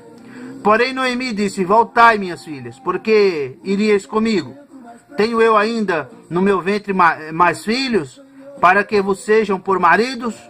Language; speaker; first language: Portuguese; native; Portuguese